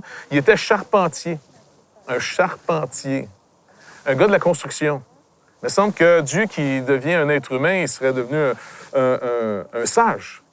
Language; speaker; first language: French; native; French